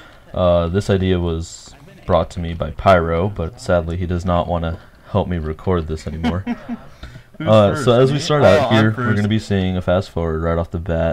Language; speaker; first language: English; native; English